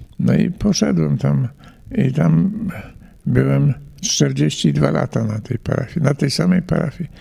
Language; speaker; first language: Polish; native; Polish